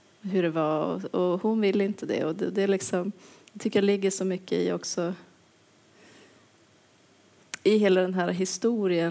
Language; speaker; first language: Swedish; native; Swedish